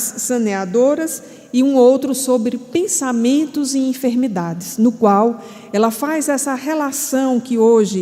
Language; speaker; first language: Portuguese; native; Portuguese